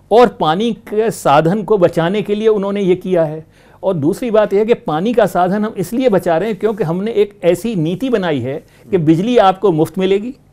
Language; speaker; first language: Hindi; native; Hindi